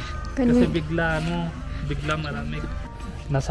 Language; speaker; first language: Filipino; non-native, learner; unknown